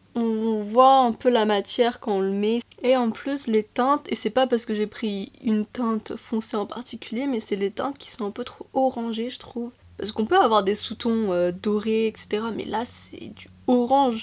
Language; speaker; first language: French; native; French